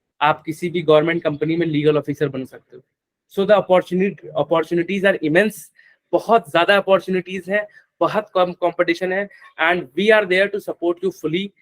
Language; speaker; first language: Hindi; native; Hindi